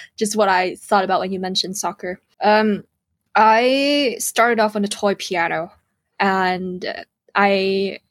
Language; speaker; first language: English; early bilingual, other home language; Cantonese